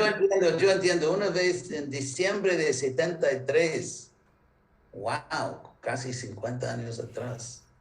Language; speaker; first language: Spanish; non-native, fluent; English